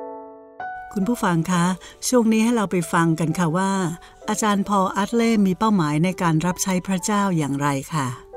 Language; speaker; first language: Thai; native; Thai